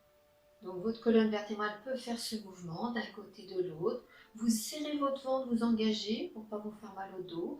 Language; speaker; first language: French; native; French